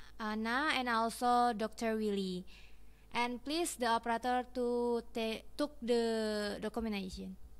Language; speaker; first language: English; non-native, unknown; Indonesian